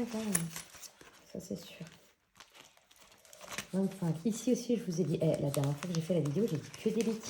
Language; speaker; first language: French; native; French